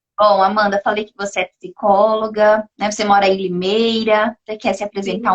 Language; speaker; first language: Portuguese; native; Portuguese